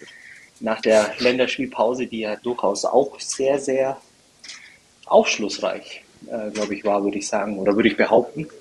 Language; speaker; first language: German; native; German